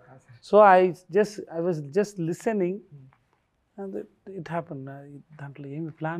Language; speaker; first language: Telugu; non-native, learner; Tamil